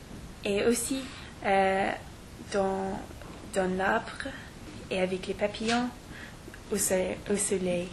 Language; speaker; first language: French; non-native, learner; English